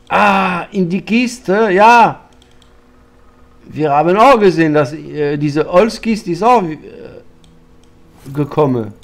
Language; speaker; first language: German; non-native, fluent; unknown